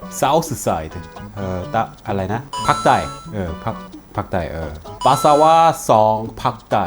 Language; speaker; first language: Thai; non-native, learner; Korean